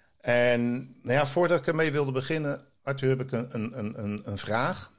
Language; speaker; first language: Dutch; native; Dutch